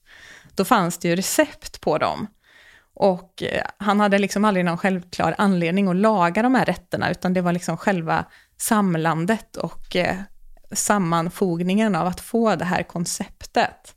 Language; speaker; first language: Swedish; native; Swedish